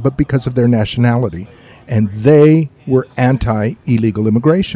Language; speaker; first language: English; native; English